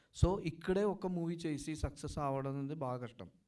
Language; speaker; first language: Telugu; non-native, learner; Malayalam